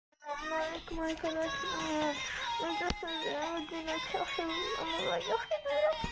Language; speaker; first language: Turkish; non-native, local second language; Azerbaijani